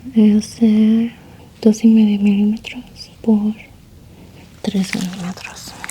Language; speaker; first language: Spanish; early bilingual, heritage; Spanish